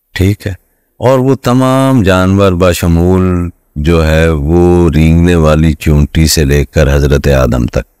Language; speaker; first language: Urdu; non-native, local second language; Punjabi